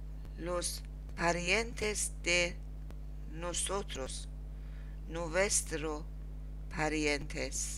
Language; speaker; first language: Spanish; non-native, learner; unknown